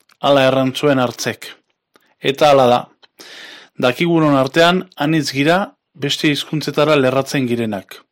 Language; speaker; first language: Basque; native; Basque